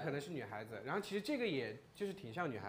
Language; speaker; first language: Chinese; native; Chinese